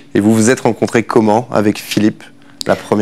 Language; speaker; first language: French; native; French